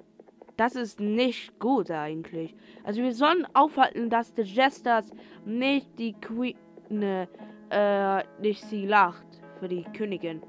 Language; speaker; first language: German; non-native, learner; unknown